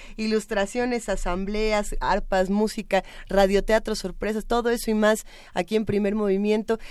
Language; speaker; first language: Spanish; native; Spanish